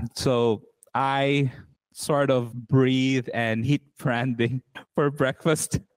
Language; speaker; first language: English; non-native, local second language; Cebuano